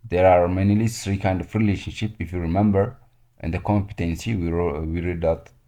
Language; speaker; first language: English; non-native, local second language; Amharic